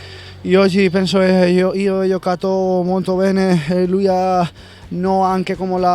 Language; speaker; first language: Italian; non-native, learner; Spanish